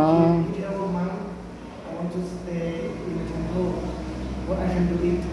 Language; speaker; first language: English; non-native, learner; Thai